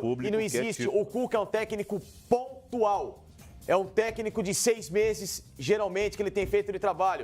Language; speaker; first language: Portuguese; native; Portuguese